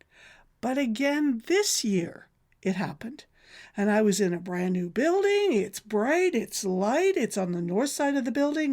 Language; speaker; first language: English; native; English